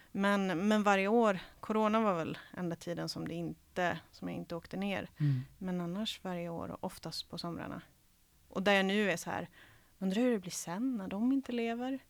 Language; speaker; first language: Swedish; early bilingual, other home language; Serbian